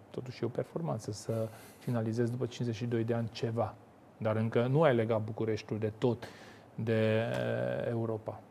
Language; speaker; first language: Romanian; non-native, local second language; Hungarian